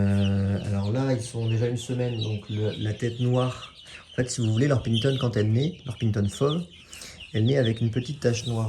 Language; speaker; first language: French; native; French